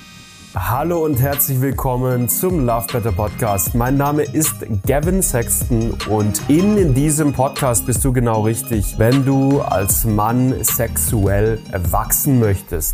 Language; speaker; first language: German; native; German